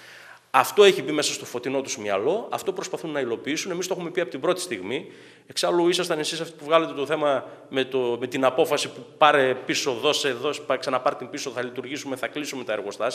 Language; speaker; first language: Greek; native; Greek